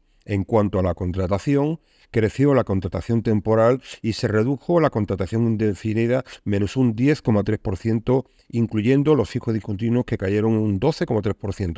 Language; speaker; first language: Spanish; native; Spanish